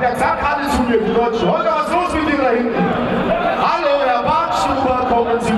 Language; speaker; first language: German; native; German